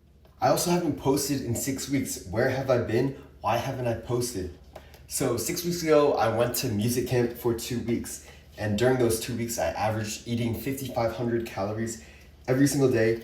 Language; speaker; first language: English; native; English